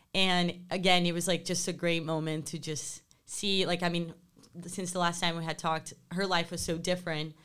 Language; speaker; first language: English; non-native, fluent; Portuguese